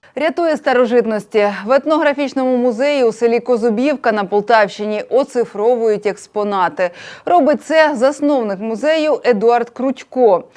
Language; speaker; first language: Ukrainian; native; Ukrainian